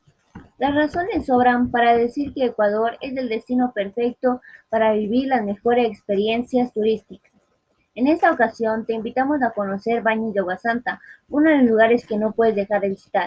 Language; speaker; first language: Spanish; native; Spanish